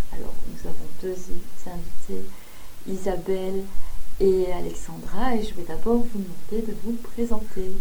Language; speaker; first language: French; native; French